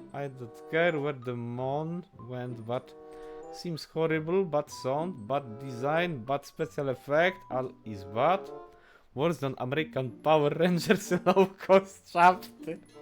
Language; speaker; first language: English; non-native, learner; Polish